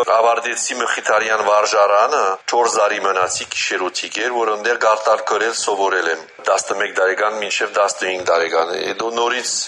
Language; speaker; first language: Armenian; early bilingual, heritage; Armenian